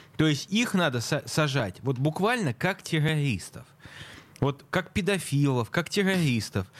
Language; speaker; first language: Russian; native; Russian